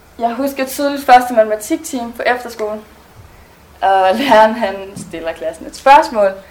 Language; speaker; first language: Danish; non-native, local second language; German